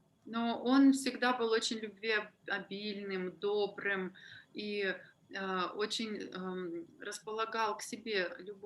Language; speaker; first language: Russian; native; Russian